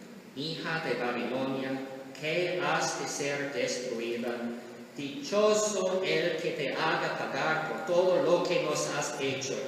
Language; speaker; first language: Spanish; non-native, learner; English